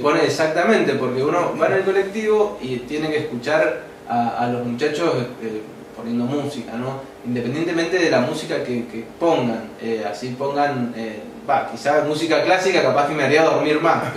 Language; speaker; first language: Spanish; native; Spanish